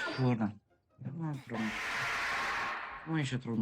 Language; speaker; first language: Russian; non-native, learner; Polish